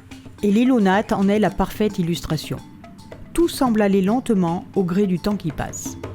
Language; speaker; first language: French; native; French